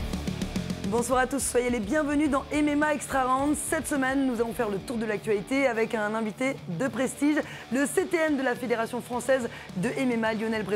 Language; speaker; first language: French; native; French